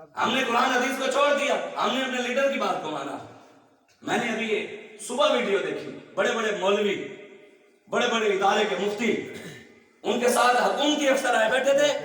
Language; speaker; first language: Urdu; non-native, local second language; Punjabi